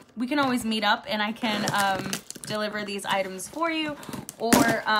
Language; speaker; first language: English; early bilingual, other home language; Spanish